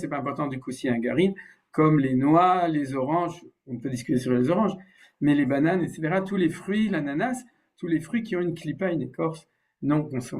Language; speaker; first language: French; native; French